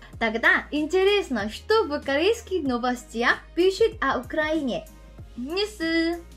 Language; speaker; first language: Russian; non-native, learner; Korean